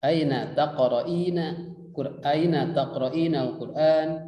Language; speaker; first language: Arabic; non-native, fluent; Indonesian